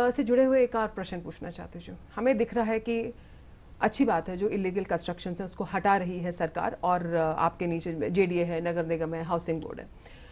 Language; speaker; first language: Hindi; native; Hindi